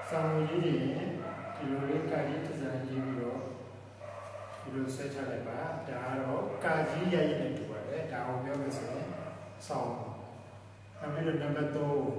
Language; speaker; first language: Burmese; native; Burmese